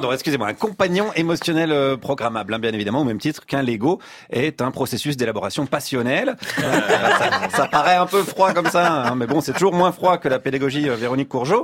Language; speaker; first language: French; native; French